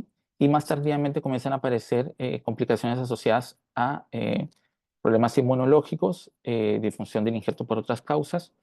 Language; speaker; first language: Spanish; native; Spanish